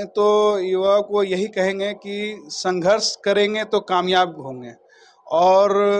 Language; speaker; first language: Hindi; native; Hindi